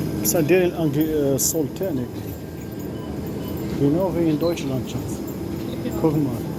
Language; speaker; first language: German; non-native, fluent; Arabic